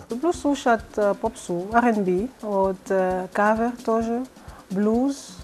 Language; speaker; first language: Russian; non-native, fluent; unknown